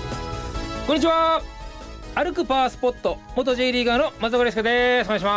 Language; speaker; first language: Japanese; native; Japanese